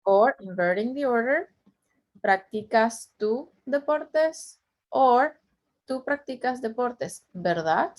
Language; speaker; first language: Spanish; non-native, fluent; English